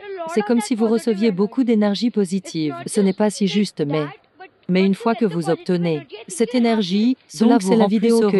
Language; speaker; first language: French; non-native, learner; Tibetan